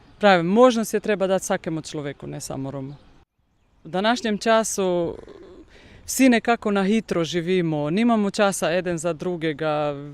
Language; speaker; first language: Slovenian; non-native, local second language; Romany